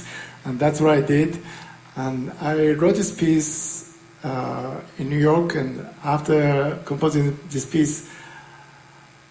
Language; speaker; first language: English; non-native, fluent; Japanese